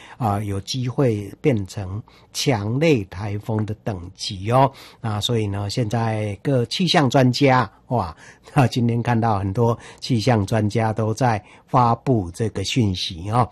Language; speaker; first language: Chinese; native; Chinese